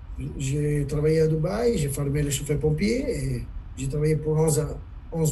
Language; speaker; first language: French; non-native, learner; Italian